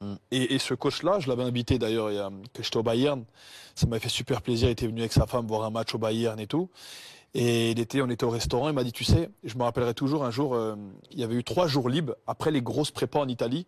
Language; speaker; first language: French; native; French